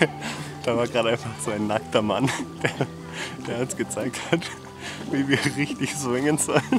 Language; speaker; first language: German; native; German